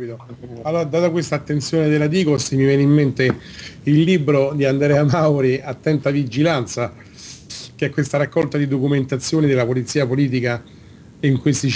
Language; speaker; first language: Italian; native; Italian